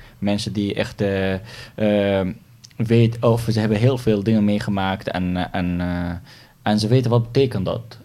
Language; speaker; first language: Dutch; non-native, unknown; Arabic